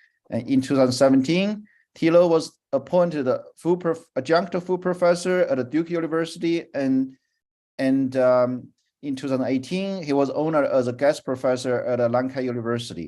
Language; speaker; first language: English; non-native, fluent; Chinese